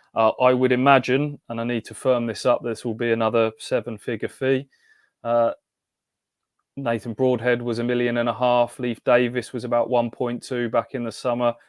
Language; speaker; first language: English; native; English